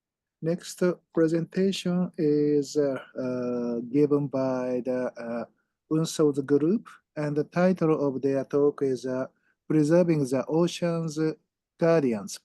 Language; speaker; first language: English; non-native, fluent; Japanese